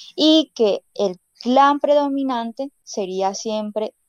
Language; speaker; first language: Spanish; non-native, local second language; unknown